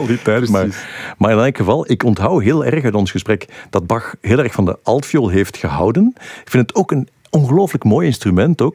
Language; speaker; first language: Dutch; native; Dutch